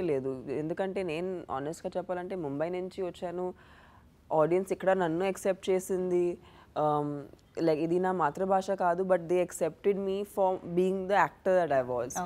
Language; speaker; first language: Telugu; non-native, local second language; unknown